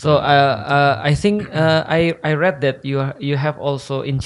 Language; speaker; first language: English; non-native, fluent; Indonesian